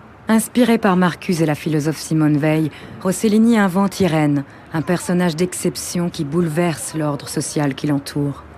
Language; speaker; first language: French; native; French